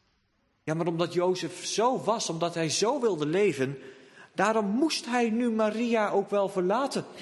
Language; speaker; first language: Dutch; native; Dutch